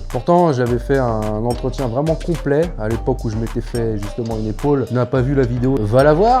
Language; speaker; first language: French; native; French